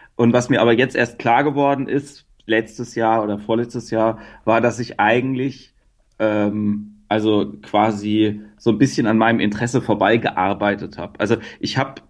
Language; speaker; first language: German; native; German